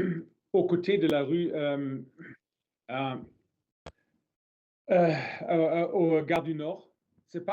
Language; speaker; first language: French; non-native, learner; English